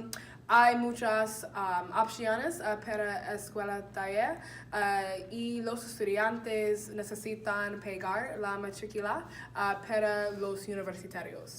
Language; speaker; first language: Spanish; non-native, learner; English